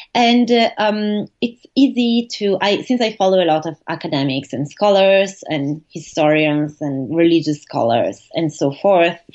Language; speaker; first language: English; non-native, fluent; Italian